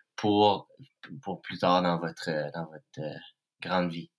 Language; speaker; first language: French; native; French